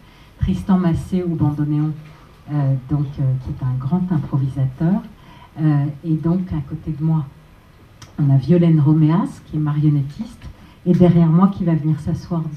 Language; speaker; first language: French; native; French